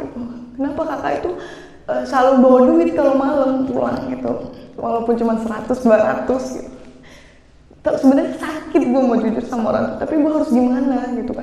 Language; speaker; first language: Indonesian; native; Indonesian